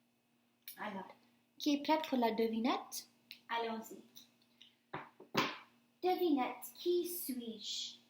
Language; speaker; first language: French; non-native, fluent; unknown